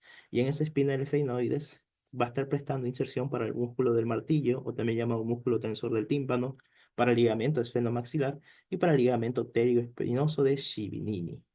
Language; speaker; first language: Spanish; native; Spanish